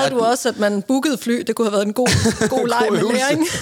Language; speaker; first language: Danish; native; Danish